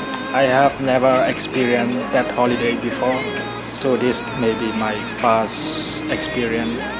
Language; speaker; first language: English; non-native, fluent; Burmese